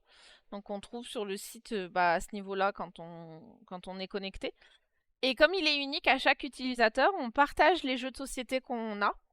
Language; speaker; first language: French; native; French